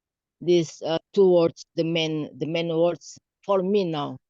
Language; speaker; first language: English; non-native, learner; Indonesian